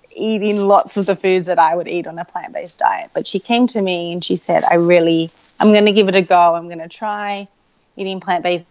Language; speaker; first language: English; native; English